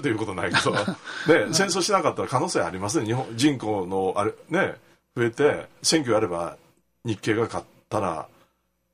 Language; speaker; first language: Japanese; native; Japanese